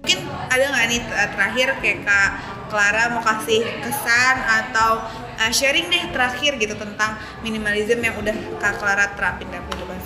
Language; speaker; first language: Indonesian; native; Indonesian